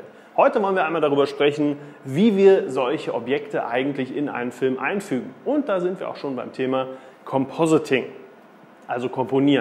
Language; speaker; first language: German; native; German